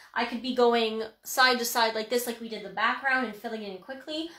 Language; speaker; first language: English; native; English